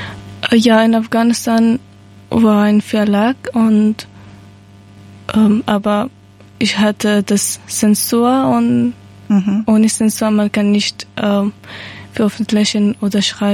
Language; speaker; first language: German; non-native, learner; Persian